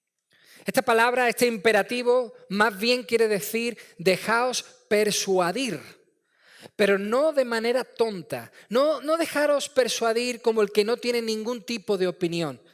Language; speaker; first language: Spanish; native; Spanish